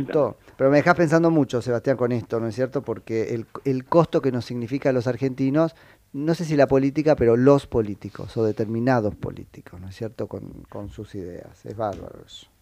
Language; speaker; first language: Spanish; native; Spanish